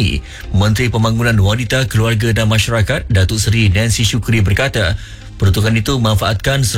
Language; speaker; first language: Malay; native; Malay